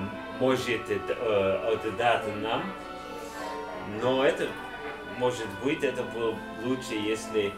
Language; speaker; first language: Russian; non-native, learner; English